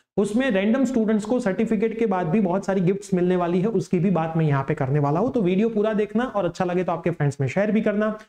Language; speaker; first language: Hindi; non-native, local second language; Gujarati